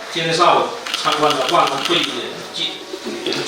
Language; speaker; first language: Chinese; native; Chinese